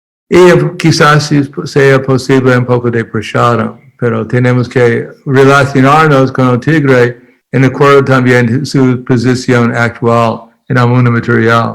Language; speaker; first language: Spanish; non-native, fluent; English